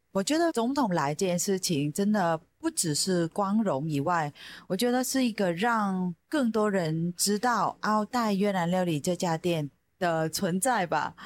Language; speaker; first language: Chinese; non-native, fluent; Vietnamese